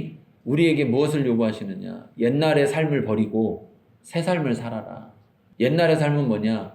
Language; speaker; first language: Korean; native; Korean